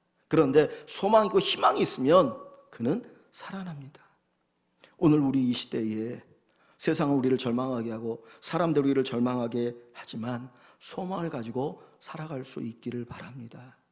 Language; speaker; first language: Korean; native; Korean